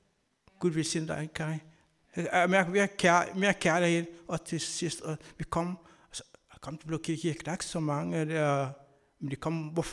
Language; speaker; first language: Danish; non-native, learner; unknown